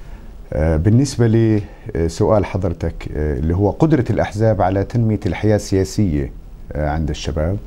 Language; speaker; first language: Arabic; native; Arabic